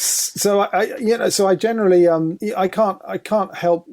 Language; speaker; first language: English; native; English